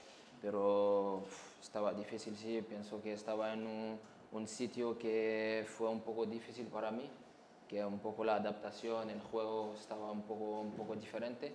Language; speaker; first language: Spanish; non-native, learner; French